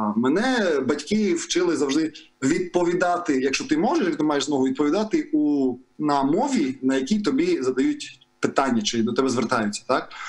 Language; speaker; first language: Ukrainian; non-native, local second language; Russian